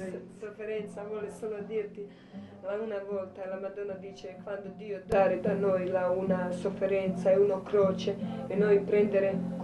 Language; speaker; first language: Italian; non-native, learner; Croatian